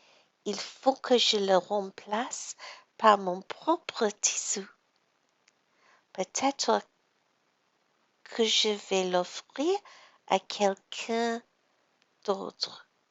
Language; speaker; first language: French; non-native, learner; English